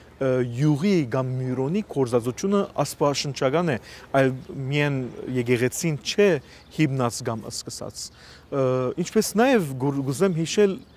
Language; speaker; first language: Armenian; native; Armenian